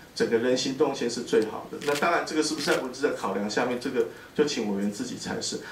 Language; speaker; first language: Chinese; native; Chinese